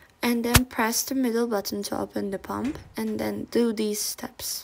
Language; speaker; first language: English; non-native, fluent; Turkish